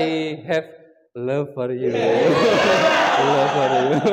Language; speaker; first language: English; non-native, learner; Indonesian